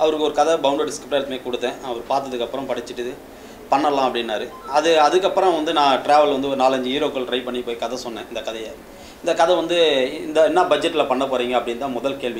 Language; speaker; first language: Tamil; native; Tamil